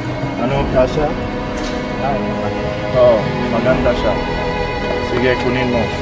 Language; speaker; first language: Filipino; non-native, learner; Arabic